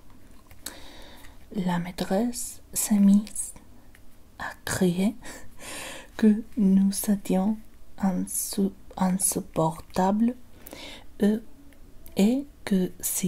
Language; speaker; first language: French; non-native, learner; Spanish